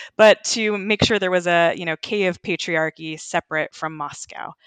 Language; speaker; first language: English; early bilingual, other home language; Ukrainian